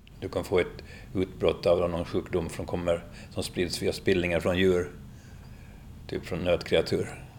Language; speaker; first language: Swedish; native; Swedish